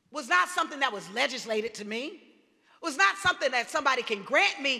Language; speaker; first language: English; native; English